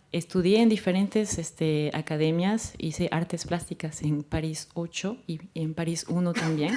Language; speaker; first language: Spanish; native; Spanish